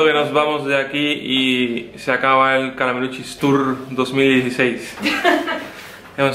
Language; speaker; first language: Spanish; native; Spanish